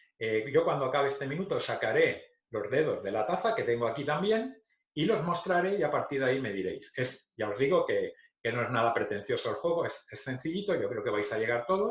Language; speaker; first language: Spanish; native; Spanish